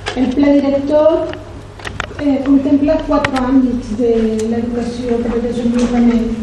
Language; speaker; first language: Catalan; non-native, local second language; Spanish